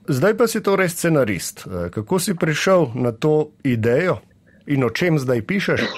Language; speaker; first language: Slovenian; native; Slovenian